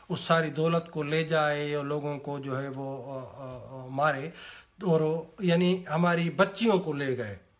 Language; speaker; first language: Urdu; non-native, local second language; Sindhi